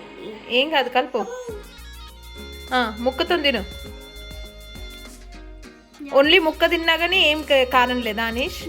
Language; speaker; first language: Telugu; native; Telugu